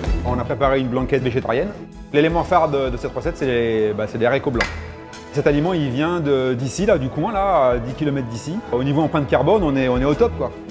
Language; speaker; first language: French; native; French